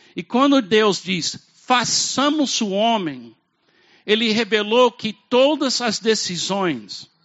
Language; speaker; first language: Portuguese; non-native, fluent; English